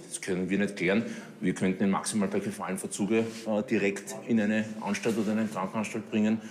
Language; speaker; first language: German; native; German